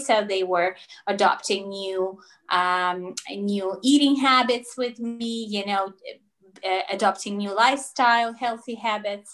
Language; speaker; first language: English; non-native, fluent; Russian